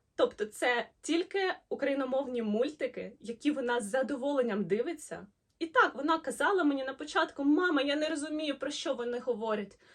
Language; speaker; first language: Ukrainian; non-native, local second language; Russian